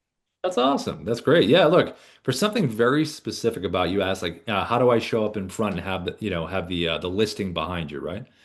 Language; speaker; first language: English; native; English